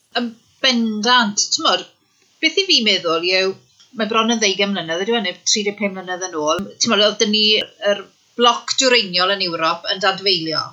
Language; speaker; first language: Welsh; native; Welsh